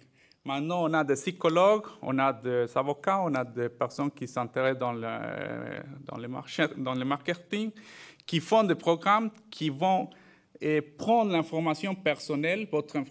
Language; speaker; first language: French; non-native, fluent; Spanish